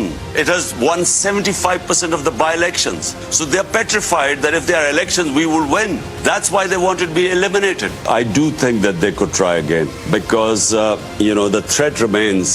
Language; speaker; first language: English; non-native, local second language; Urdu